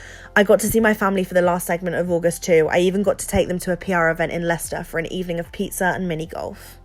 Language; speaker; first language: English; native; English